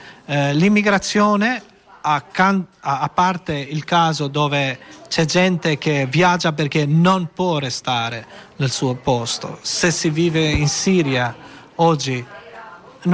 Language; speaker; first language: Italian; non-native, fluent; Albanian